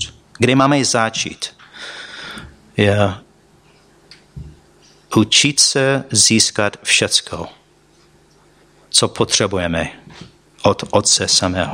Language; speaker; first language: Czech; non-native, fluent; English